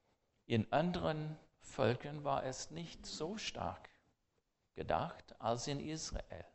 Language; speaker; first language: German; non-native, fluent; English